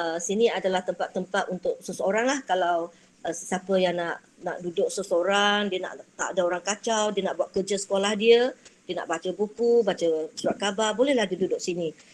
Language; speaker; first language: Malay; non-native, local second language; Chinese